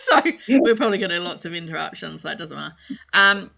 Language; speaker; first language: English; native; English